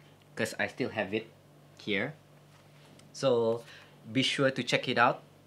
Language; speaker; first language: English; non-native, local second language; Malay